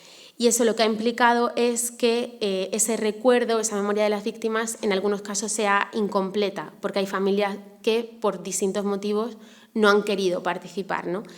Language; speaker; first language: Spanish; native; Spanish